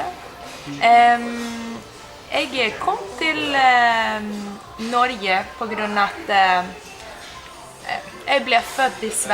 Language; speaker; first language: Norwegian; non-native, fluent; Spanish